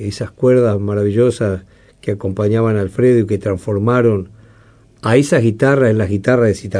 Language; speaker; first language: Spanish; native; Spanish